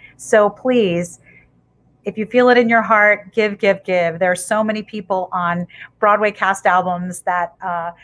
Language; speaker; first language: English; native; English